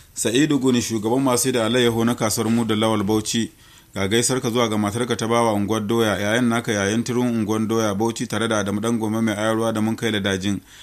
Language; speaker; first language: Hausa; native; Hausa